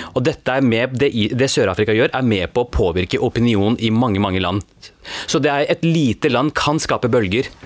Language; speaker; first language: Norwegian; early bilingual, other home language; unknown